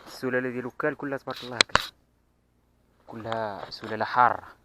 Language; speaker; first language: Arabic; native; Arabic